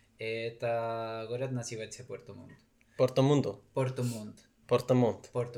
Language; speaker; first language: Russian; non-native, learner; Spanish